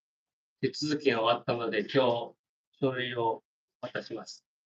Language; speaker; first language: Japanese; native; Japanese